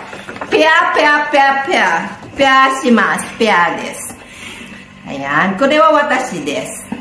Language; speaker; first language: Japanese; non-native, learner; Filipino